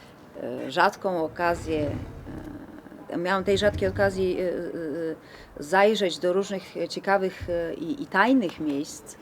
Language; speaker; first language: Polish; non-native, fluent; Bulgarian